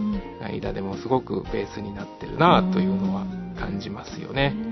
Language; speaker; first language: Japanese; native; Japanese